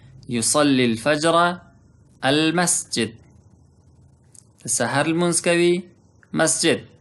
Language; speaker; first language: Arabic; non-native, fluent; Pashto